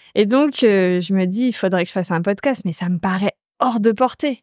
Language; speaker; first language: French; native; French